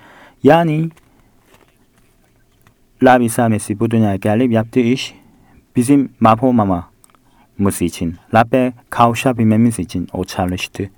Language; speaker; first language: Turkish; non-native, fluent; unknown